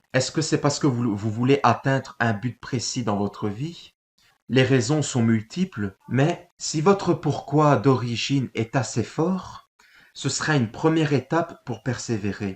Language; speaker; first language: French; native; French